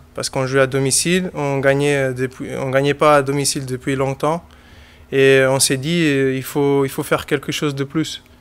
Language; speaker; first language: French; non-native, fluent; Portuguese